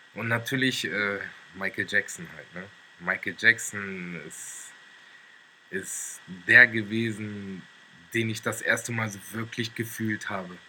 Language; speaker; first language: German; native; German